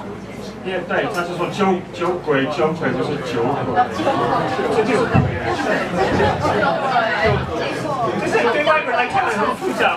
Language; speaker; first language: Chinese; non-native, fluent; English